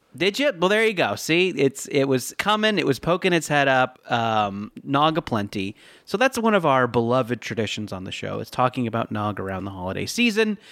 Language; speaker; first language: English; native; English